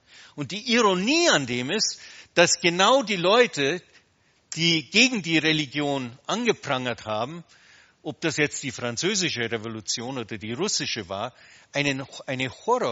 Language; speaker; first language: German; native; German